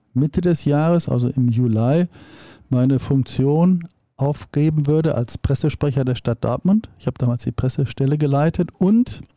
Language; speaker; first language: German; native; German